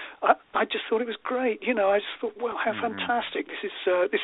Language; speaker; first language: English; native; English